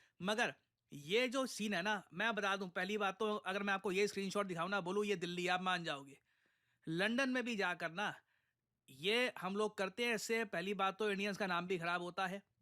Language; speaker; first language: Hindi; native; Hindi